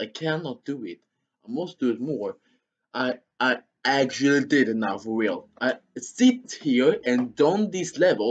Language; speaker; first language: English; non-native, fluent; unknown